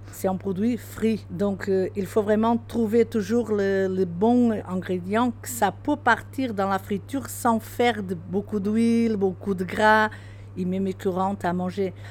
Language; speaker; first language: French; non-native, fluent; Portuguese